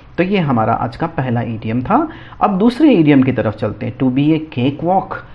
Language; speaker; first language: Hindi; native; Hindi